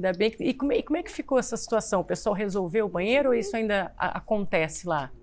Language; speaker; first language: Portuguese; native; Portuguese